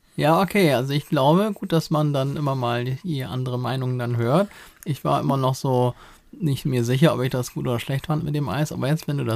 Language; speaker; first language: German; native; German